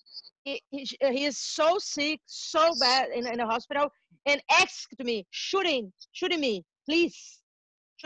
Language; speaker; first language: English; non-native, learner; Portuguese